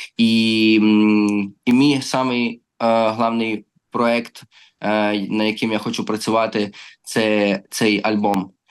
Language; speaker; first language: Ukrainian; early bilingual, heritage; Ukrainian